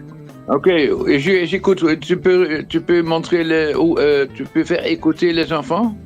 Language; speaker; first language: French; non-native, fluent; Dutch